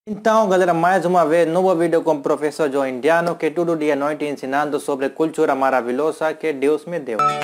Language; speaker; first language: Portuguese; non-native, learner; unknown